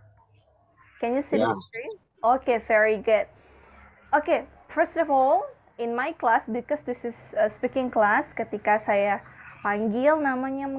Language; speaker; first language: English; non-native, fluent; Indonesian